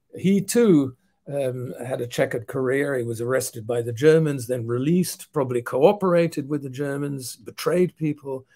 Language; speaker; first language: English; non-native, fluent; Dutch